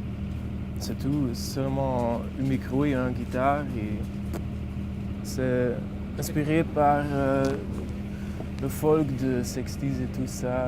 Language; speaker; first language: French; non-native, fluent; English